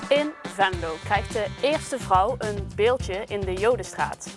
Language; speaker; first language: Dutch; native; Dutch